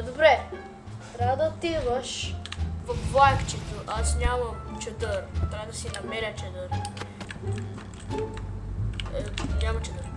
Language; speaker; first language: Bulgarian; early bilingual, heritage; Bulgarian